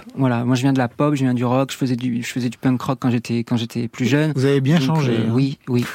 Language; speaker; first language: French; native; French